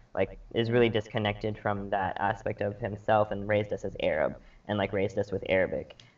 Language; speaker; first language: English; early bilingual, other home language; Arabic